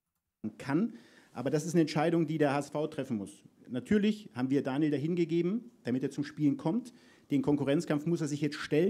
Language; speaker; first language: German; native; German